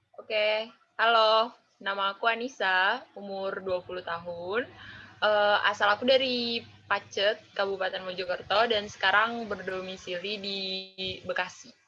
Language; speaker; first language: Indonesian; non-native, local second language; Javanese